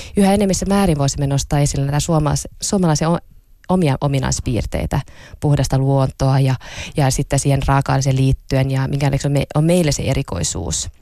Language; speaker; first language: Finnish; non-native, local second language; Swedish